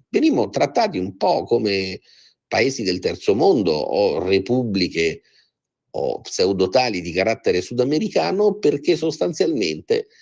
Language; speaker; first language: Italian; native; Italian